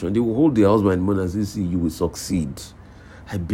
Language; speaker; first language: English; non-native, local second language; Yoruba